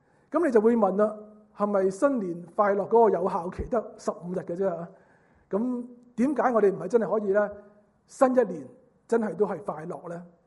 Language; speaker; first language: Cantonese; native; Cantonese